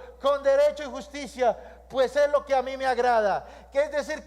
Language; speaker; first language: Spanish; native; Spanish